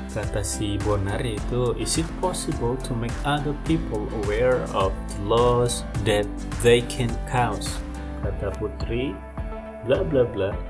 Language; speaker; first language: English; non-native, fluent; Indonesian